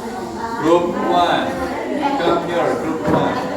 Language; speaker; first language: English; non-native, fluent; Indonesian